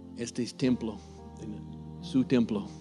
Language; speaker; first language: Spanish; non-native, learner; English